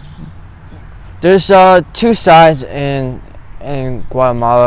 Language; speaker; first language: English; native; English